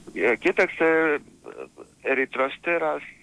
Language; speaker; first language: Greek; non-native, fluent; Serbian